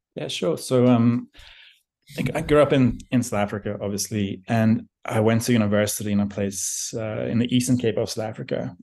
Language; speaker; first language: English; native; English